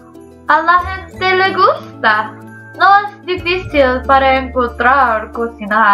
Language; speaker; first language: Spanish; non-native, learner; English